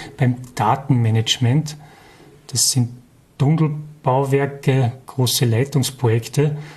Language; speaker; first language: German; native; German